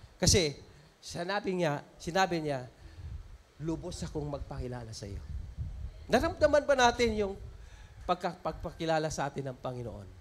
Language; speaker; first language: Filipino; non-native, local second language; Cebuano